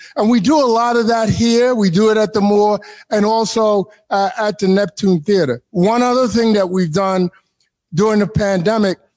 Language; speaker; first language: English; native; English